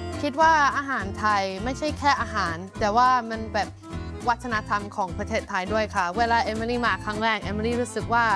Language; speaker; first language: Thai; non-native, fluent; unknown